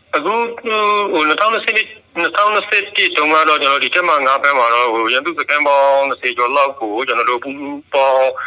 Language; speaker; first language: Burmese; native; Burmese